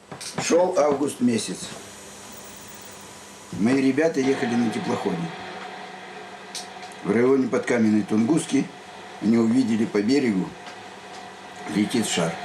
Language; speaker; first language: Russian; native; Russian